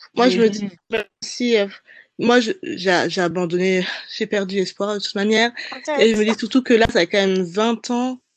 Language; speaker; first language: French; native; French